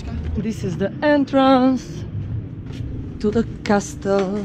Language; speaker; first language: English; non-native, fluent; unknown